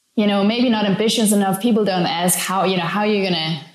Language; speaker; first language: English; non-native, fluent; Danish